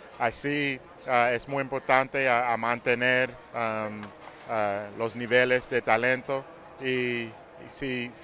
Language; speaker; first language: Spanish; non-native, learner; English